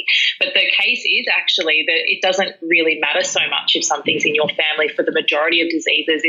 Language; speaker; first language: English; native; English